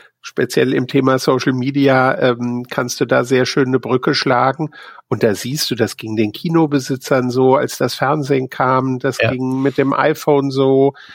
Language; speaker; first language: German; native; German